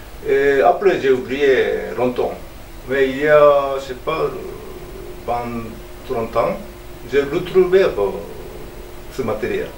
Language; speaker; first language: French; non-native, learner; Japanese